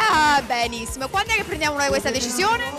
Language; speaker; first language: Italian; native; Italian